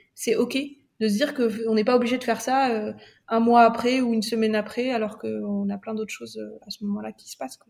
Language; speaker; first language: French; non-native, local second language; Arabic